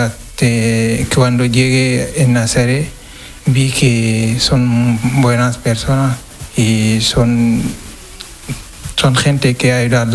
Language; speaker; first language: Spanish; non-native, learner; Wolof